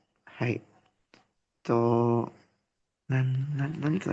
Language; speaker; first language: Japanese; non-native, learner; Indonesian